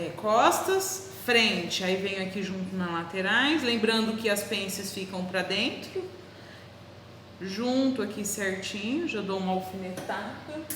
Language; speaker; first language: Portuguese; native; Portuguese